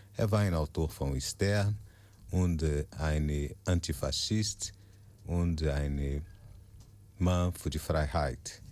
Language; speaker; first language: German; non-native, learner; Portuguese